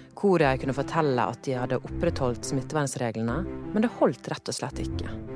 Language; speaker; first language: Norwegian; native; Norwegian